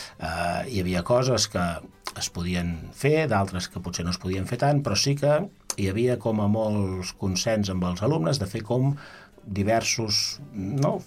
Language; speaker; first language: Catalan; native; Catalan